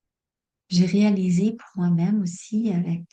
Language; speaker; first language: French; non-native, fluent; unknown